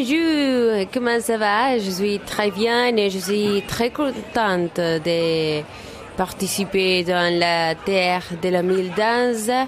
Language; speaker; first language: French; non-native, learner; Spanish